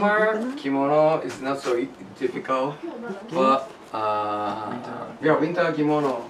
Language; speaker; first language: English; non-native, learner; Japanese